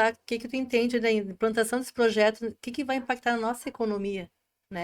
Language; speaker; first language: Portuguese; native; Portuguese